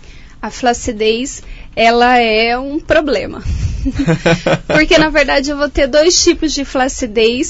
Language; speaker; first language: Portuguese; native; Portuguese